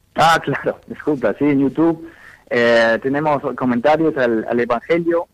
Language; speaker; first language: Spanish; non-native, fluent; English